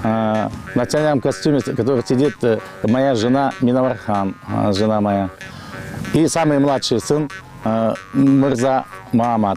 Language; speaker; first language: Russian; non-native, local second language; Kyrgyz